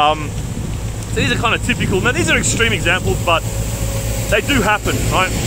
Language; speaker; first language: English; native; English